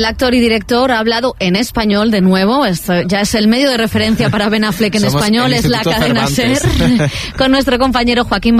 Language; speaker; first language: Spanish; native; Spanish